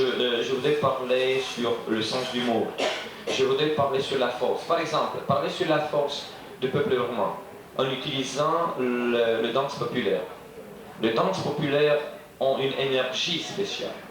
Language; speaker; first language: French; non-native, fluent; Romanian